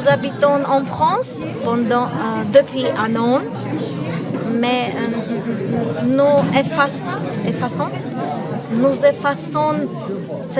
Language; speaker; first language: French; non-native, learner; Armenian